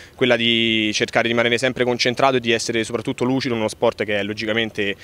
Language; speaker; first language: Italian; native; Italian